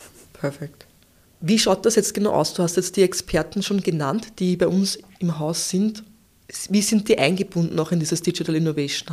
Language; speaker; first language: German; native; German